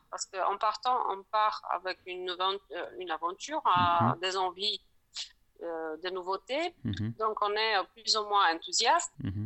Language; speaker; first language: French; non-native, fluent; Polish